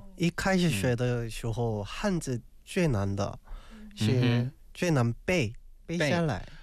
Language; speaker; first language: Chinese; non-native, learner; Korean